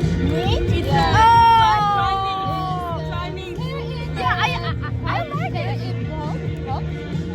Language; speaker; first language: English; non-native, learner; Korean